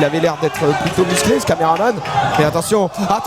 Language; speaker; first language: French; native; French